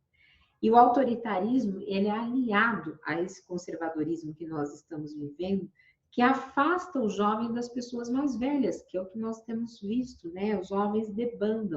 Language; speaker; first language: Portuguese; native; Portuguese